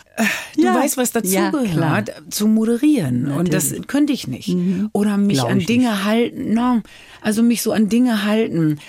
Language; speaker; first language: German; native; German